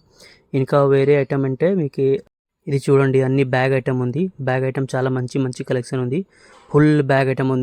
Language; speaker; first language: Telugu; non-native, local second language; Hindi